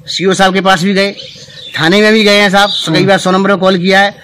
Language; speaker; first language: Hindi; native; Hindi